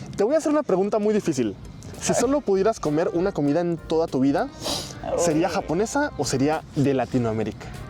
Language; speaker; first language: Spanish; native; Spanish